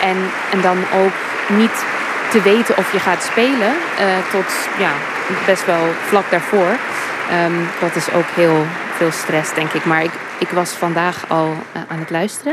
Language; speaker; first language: Dutch; early bilingual, heritage; English